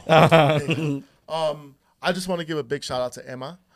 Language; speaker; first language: English; early bilingual, other home language; Spanish